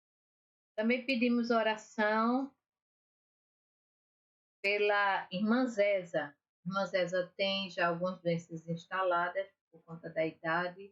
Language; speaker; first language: Portuguese; native; Portuguese